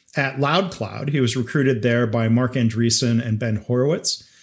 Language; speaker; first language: English; native; English